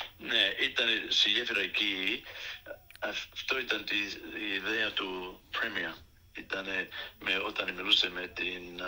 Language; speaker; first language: Greek; early bilingual, other home language; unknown